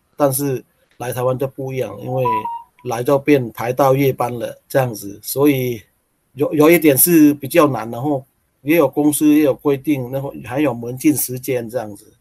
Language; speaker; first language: Chinese; non-native, learner; Thai